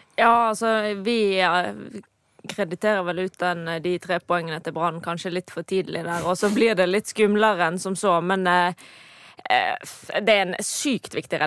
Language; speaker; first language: Norwegian; native; Norwegian